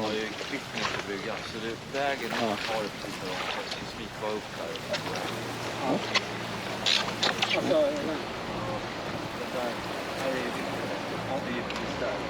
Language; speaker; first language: Swedish; native; Swedish